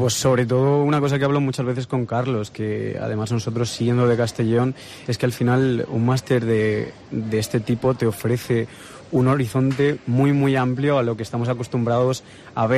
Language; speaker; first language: Spanish; native; Spanish